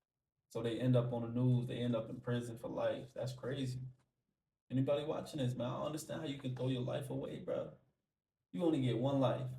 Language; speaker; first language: English; native; English